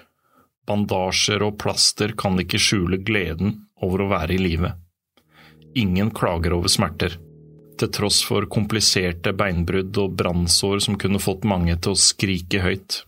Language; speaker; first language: Norwegian; native; Norwegian